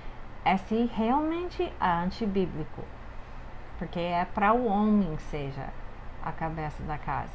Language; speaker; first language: Portuguese; non-native, fluent; English